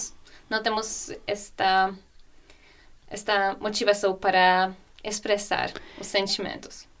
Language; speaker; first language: Portuguese; non-native, fluent; Hungarian